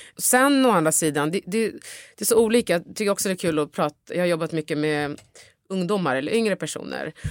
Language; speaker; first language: Swedish; early bilingual, other home language; Tigrinya